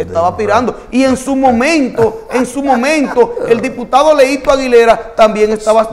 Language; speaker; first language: Spanish; native; Spanish